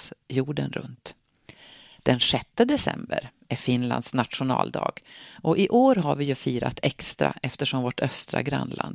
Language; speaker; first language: Swedish; native; Swedish